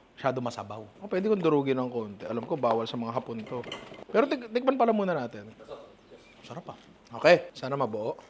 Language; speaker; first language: Filipino; native; Filipino